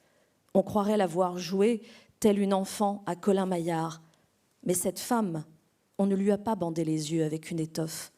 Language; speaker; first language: French; native; French